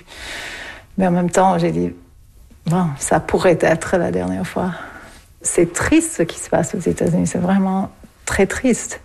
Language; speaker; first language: French; non-native, fluent; English